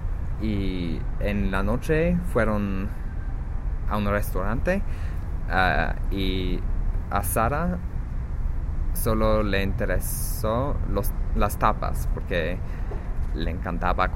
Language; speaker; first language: Spanish; non-native, fluent; English